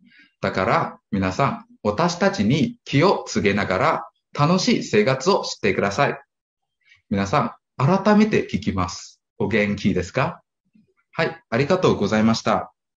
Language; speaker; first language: Japanese; non-native, learner; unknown